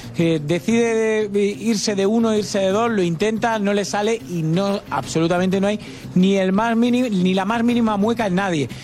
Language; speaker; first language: Spanish; native; Spanish